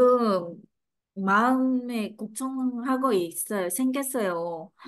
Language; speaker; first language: Korean; non-native, learner; Vietnamese